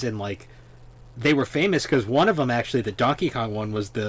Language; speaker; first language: English; native; English